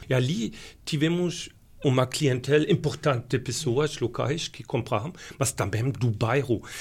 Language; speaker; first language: Portuguese; non-native, fluent; German